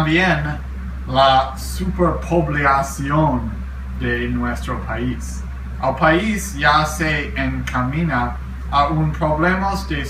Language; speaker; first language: Spanish; non-native, learner; English